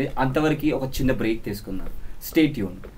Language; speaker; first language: Telugu; native; Telugu